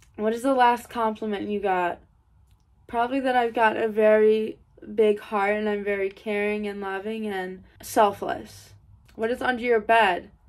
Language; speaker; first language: English; native; English